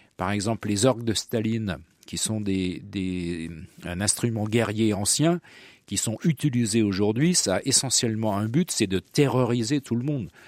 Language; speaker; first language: French; native; French